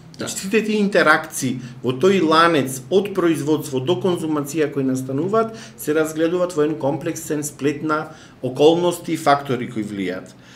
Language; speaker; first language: Macedonian; native; Macedonian